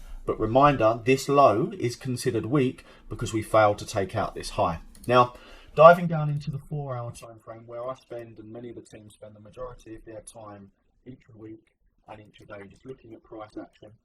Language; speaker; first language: English; native; English